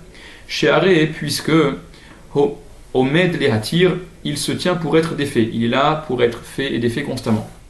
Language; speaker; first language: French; native; French